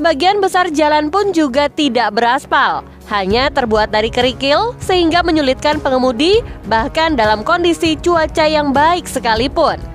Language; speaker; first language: Indonesian; native; Indonesian